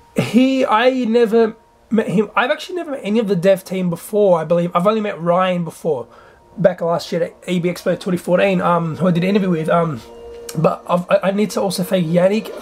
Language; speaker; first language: English; native; English